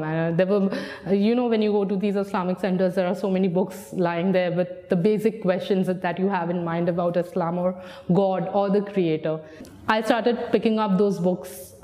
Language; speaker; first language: English; non-native, local second language; Hindi